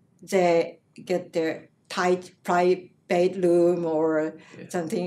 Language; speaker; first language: English; non-native, learner; Japanese